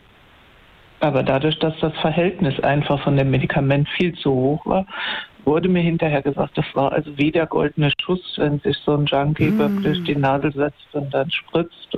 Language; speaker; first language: German; native; German